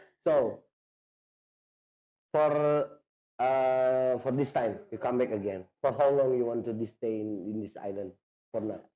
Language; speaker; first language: English; non-native, learner; Indonesian